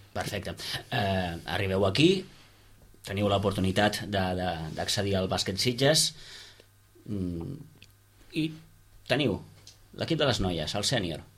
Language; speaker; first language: Catalan; native; Catalan